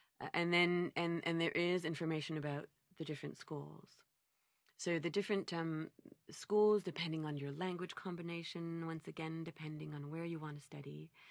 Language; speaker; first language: English; native; English